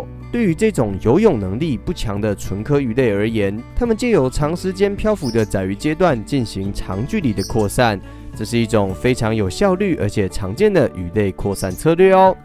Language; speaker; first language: Chinese; native; Chinese